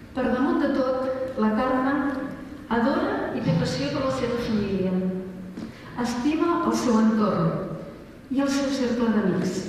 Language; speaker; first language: Catalan; native; Catalan